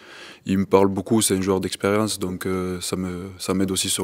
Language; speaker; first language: French; native; French